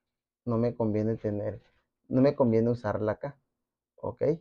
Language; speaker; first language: Spanish; native; Spanish